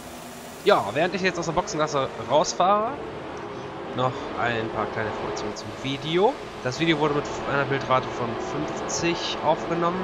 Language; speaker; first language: German; native; German